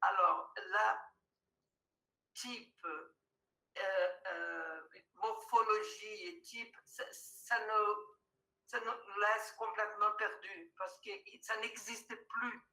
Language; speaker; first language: French; non-native, fluent; Portuguese